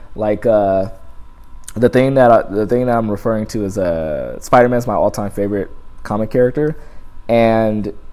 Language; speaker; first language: English; native; English